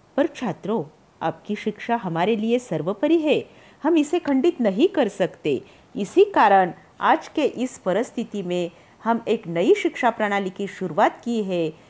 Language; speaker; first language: Hindi; non-native, local second language; Marathi